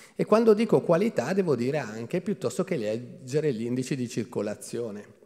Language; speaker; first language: Italian; native; Italian